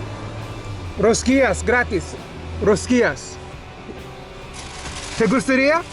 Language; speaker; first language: Spanish; non-native, learner; English